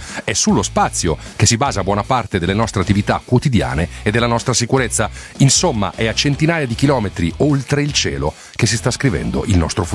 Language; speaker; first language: Italian; native; Italian